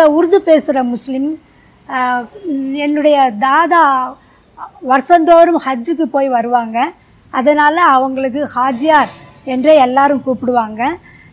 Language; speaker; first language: Tamil; non-native, local second language; Urdu